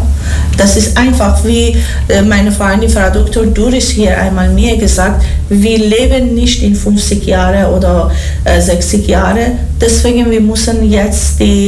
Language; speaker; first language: German; non-native, learner; Persian